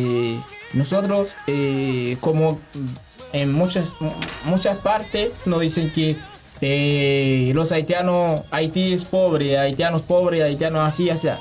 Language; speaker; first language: Spanish; non-native, learner; Haitian Creole